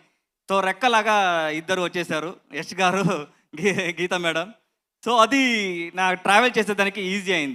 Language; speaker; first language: Telugu; non-native, learner; Kannada